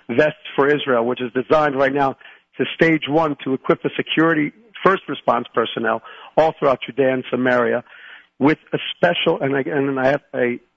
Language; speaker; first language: English; native; English